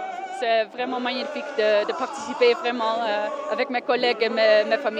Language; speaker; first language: French; non-native, learner; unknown